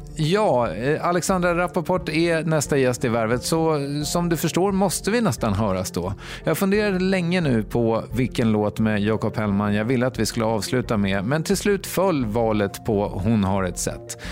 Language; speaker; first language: Swedish; native; Swedish